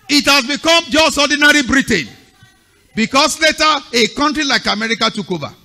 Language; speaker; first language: English; non-native, local second language; Yoruba